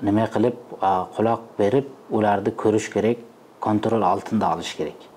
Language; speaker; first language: Kyrgyz; non-native, fluent; Uzbek